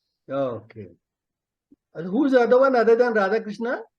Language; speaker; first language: English; non-native, local second language; Telugu